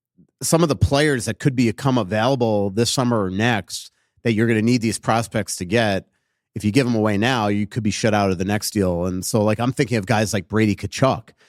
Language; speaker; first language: English; native; English